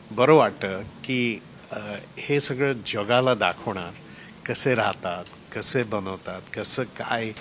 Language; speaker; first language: Marathi; early bilingual, heritage; Marathi